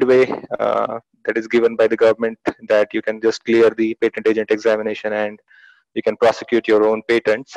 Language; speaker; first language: English; non-native, local second language; Marathi